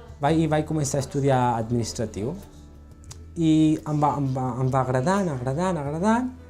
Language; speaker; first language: Catalan; early bilingual, other home language; Georgian